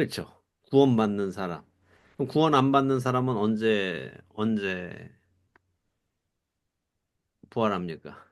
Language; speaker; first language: Korean; native; Korean